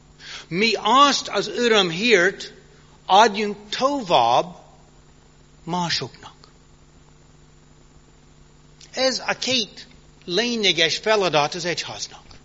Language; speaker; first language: Hungarian; early bilingual, heritage; English